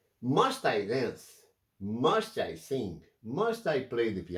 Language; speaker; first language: English; non-native, fluent; Portuguese